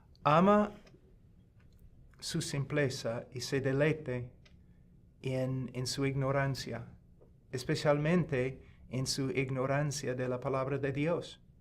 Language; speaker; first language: Spanish; non-native, fluent; English